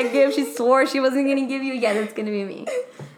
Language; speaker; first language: English; non-native, fluent; Spanish